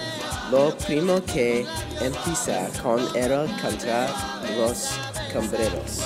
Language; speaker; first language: Spanish; non-native, learner; English